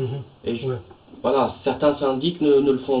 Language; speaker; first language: French; native; French